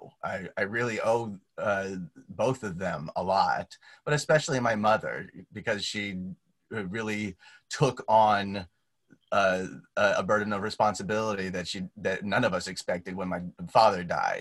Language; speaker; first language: English; native; English